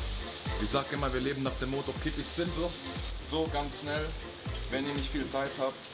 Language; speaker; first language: German; native; German